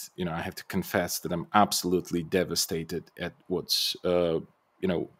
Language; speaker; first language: English; non-native, fluent; Bulgarian